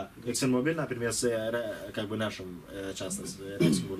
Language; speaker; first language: Russian; non-native, learner; Kurdish